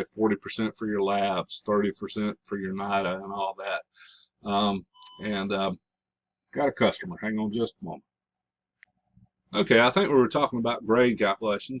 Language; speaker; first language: English; native; English